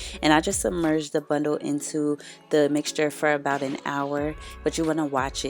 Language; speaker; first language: English; native; English